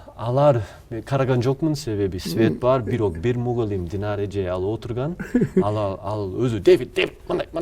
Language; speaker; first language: Kyrgyz; non-native, fluent; English